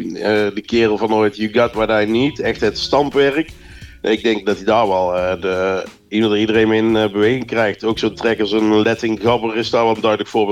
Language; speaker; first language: Dutch; native; Dutch